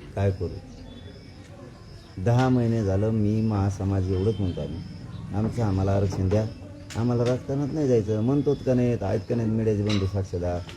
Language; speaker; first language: Marathi; native; Marathi